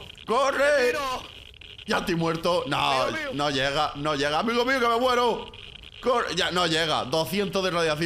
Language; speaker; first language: Spanish; native; Spanish